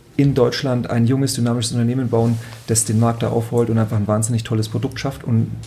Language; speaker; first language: German; native; German